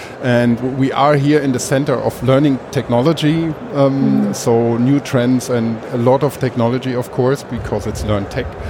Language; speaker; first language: English; non-native, fluent; German